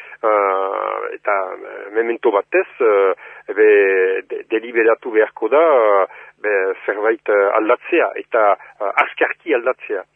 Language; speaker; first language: Basque; non-native, local second language; French